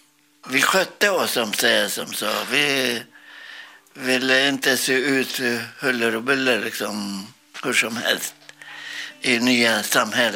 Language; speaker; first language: Swedish; non-native, learner; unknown